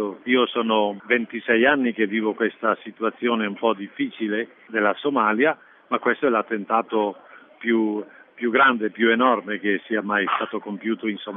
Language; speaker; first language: Italian; native; Italian